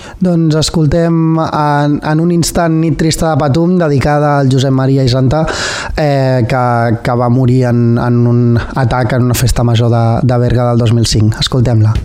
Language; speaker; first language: Catalan; native; Catalan